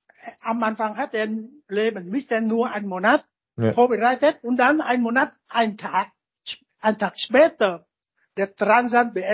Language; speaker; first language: German; non-native, learner; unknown